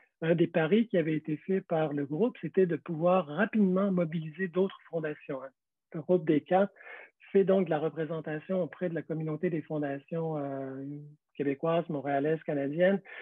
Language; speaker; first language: French; native; French